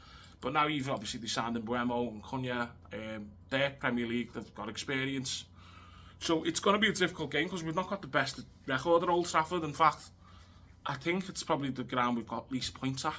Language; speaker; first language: English; native; English